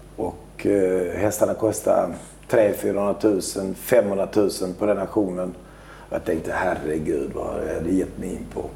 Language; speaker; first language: Swedish; early bilingual, other home language; Albanian